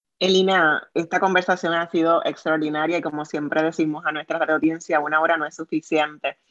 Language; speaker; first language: Spanish; native; Spanish